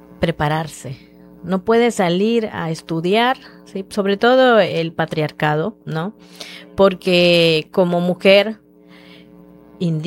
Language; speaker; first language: Spanish; non-native, local second language; Yucateco